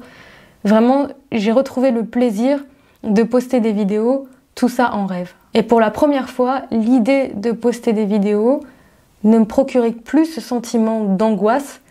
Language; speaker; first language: French; native; French